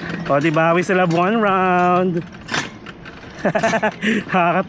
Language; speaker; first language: Filipino; native; Filipino